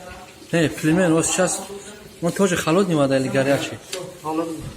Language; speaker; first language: Russian; non-native, learner; Tajik